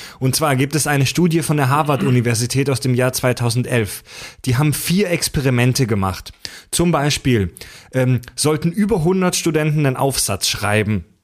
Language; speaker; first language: German; native; German